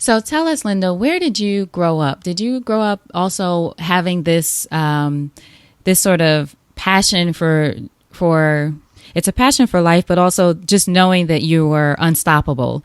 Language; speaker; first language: English; native; English